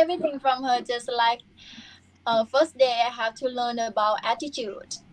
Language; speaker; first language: English; non-native, learner; Thai